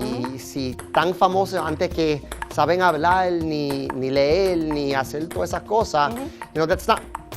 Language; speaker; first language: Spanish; early bilingual, heritage; Spanish